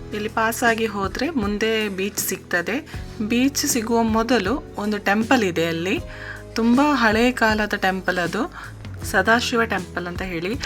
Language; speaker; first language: Kannada; non-native, local second language; Tulu